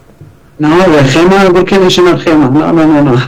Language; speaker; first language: Spanish; non-native, learner; Arabic